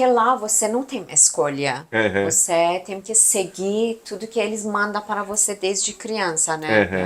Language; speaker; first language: Portuguese; non-native, learner; Persian